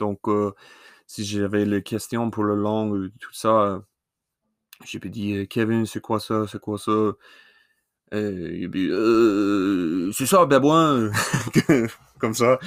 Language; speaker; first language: French; non-native, learner; English